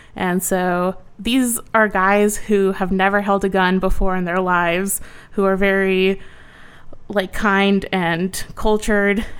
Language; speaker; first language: English; early bilingual, other home language; Ukrainian